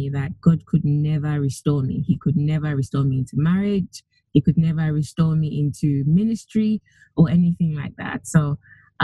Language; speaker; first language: English; non-native, local second language; Yoruba